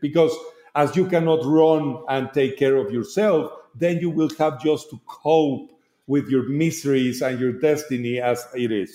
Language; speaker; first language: English; non-native, fluent; Spanish